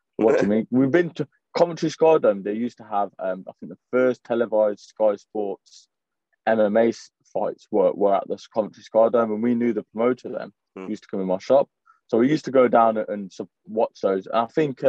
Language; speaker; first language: English; native; English